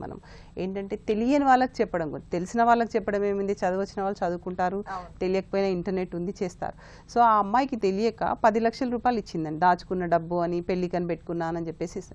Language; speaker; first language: Telugu; native; Telugu